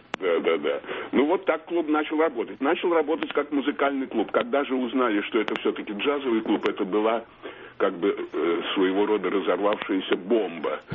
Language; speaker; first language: Russian; native; Russian